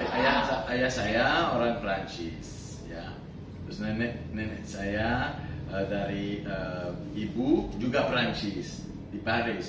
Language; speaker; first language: Indonesian; non-native, fluent; French